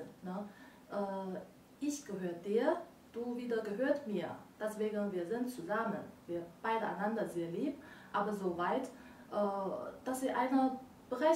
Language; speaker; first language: German; non-native, learner; Chinese